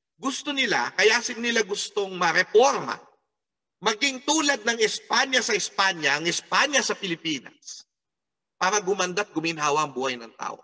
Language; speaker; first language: Filipino; native; Filipino